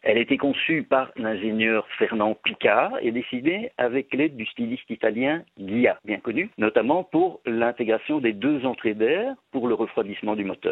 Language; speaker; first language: French; native; French